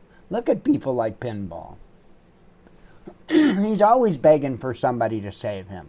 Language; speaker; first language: English; native; English